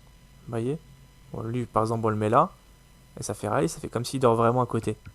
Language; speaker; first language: French; native; French